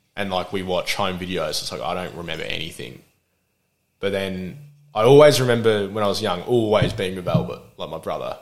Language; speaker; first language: English; native; English